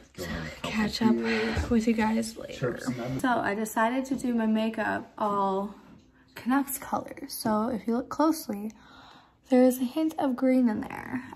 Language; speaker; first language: English; native; English